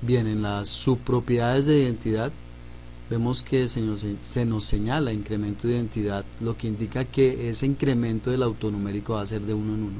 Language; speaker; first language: Spanish; native; Spanish